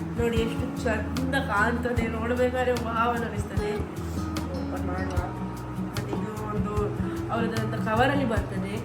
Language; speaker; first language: Kannada; native; Kannada